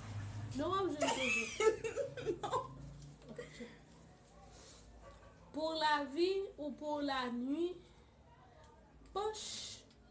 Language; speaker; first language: French; non-native, learner; Haitian Creole